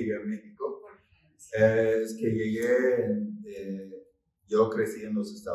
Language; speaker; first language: Spanish; non-native, fluent; English